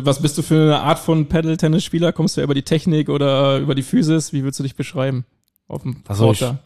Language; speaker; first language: German; native; German